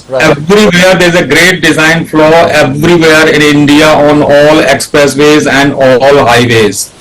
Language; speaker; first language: English; non-native, local second language; Hindi